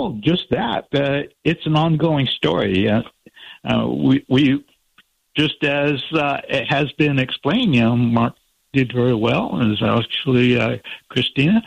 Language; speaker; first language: English; native; English